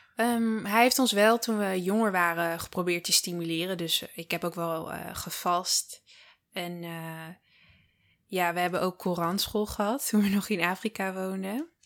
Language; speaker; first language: Dutch; early bilingual, other home language; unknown